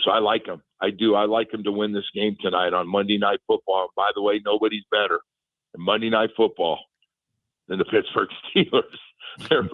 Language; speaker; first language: English; native; English